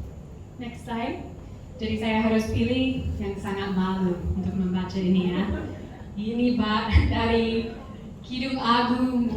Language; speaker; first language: Indonesian; non-native, fluent; English